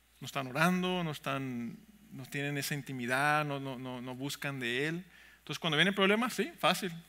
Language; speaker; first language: Spanish; early bilingual, heritage; Spanish